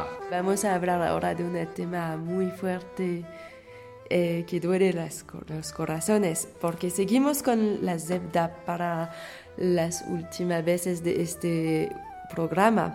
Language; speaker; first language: Spanish; non-native, fluent; French